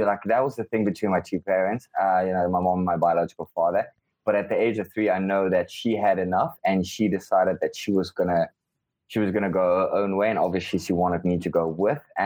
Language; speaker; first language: English; non-native, local second language; Afrikaans